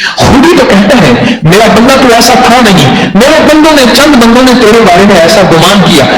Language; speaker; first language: Urdu; non-native, local second language; Saraiki